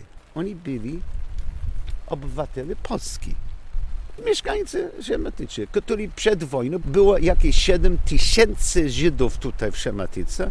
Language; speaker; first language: Polish; non-native, learner; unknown